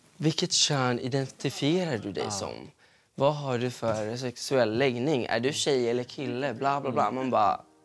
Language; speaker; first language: Swedish; early bilingual, other home language; Spanish